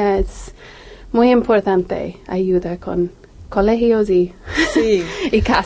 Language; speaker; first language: Spanish; non-native, learner; English